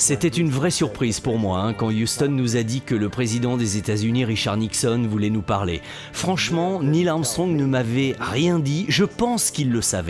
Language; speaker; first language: French; native; French